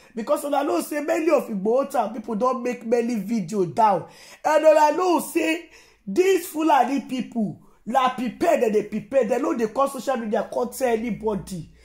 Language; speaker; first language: Nigerian Pidgin; non-native, local second language; Yoruba